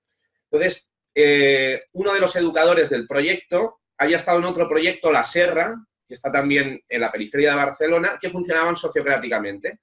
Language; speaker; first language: Spanish; native; Spanish